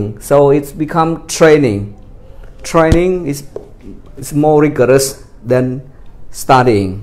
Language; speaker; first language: English; non-native, fluent; Khmer